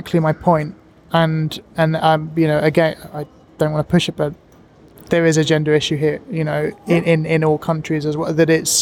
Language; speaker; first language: English; native; English